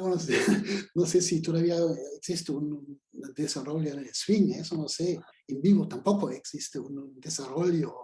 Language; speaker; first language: Spanish; non-native, fluent; German